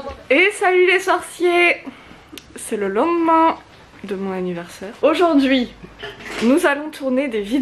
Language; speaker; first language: French; native; French